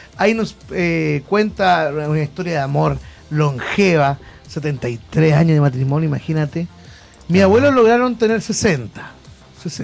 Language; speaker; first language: Spanish; native; Spanish